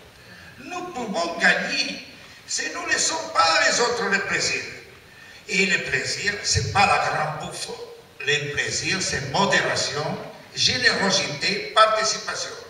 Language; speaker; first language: French; non-native, learner; Italian